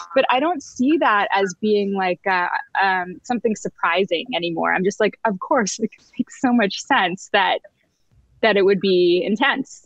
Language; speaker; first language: English; native; English